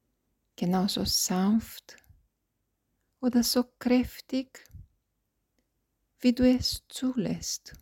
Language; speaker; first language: German; non-native, fluent; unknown